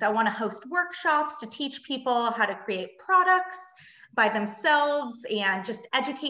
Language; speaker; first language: English; native; English